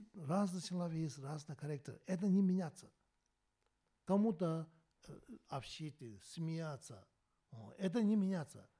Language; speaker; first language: Russian; non-native, learner; Tibetan